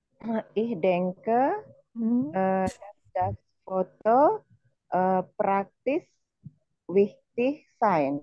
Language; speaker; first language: German; non-native, learner; Indonesian